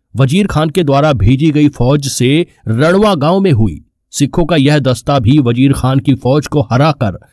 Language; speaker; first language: Hindi; non-native, local second language; Punjabi